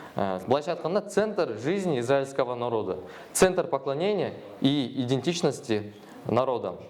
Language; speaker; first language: Russian; non-native, local second language; Kazakh